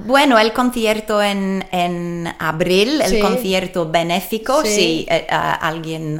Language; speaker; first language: Spanish; non-native, learner; English